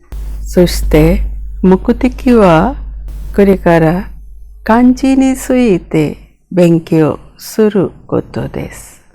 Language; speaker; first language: Japanese; non-native, fluent; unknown